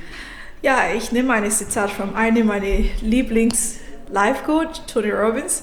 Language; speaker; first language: German; non-native, fluent; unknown